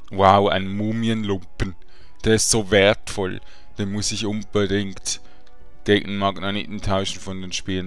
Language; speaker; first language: German; native; German